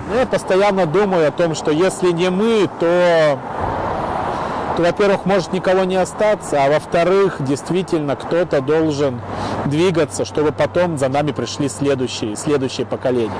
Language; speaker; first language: Russian; native; Russian